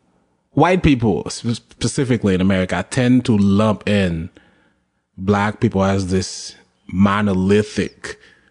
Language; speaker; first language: English; non-native, fluent; Haitian Creole